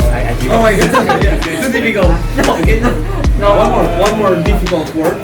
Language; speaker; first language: English; non-native, learner; Russian